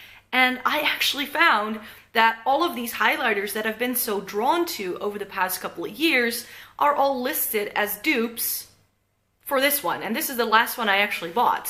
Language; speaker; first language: English; non-native, fluent; Dutch